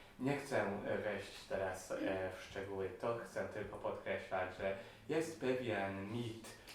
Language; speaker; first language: Polish; non-native, fluent; Hungarian